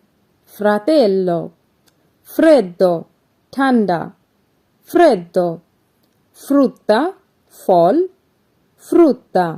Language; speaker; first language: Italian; non-native, fluent; Bangla